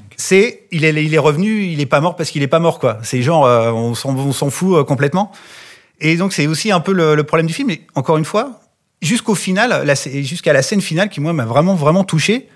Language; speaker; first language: French; native; French